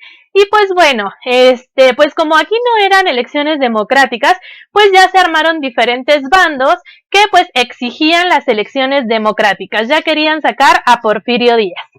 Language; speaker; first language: Spanish; native; Spanish